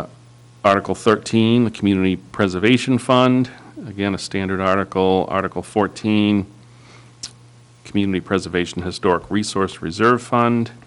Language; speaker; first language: English; native; English